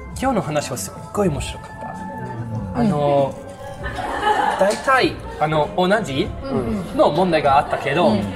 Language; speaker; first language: Japanese; non-native, learner; English